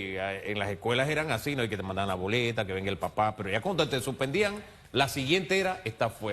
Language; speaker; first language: Spanish; native; Spanish